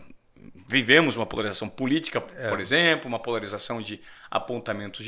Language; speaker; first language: Portuguese; native; Portuguese